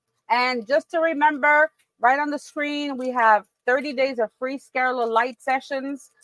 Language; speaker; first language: English; early bilingual, other home language; Spanish